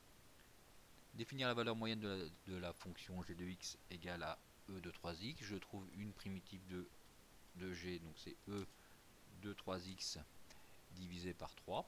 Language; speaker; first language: French; native; French